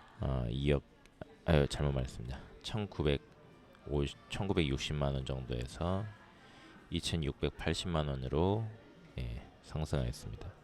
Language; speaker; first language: Korean; native; Korean